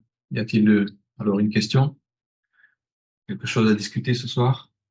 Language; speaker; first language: French; native; French